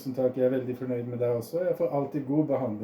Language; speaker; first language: Norwegian; native; Norwegian